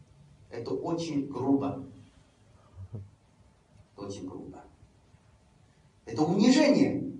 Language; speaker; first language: Russian; non-native, fluent; Chinese